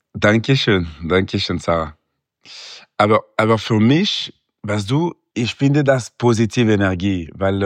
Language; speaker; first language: German; non-native, local second language; French